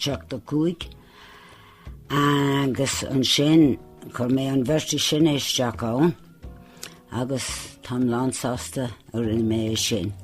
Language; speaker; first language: Irish; non-native, local second language; English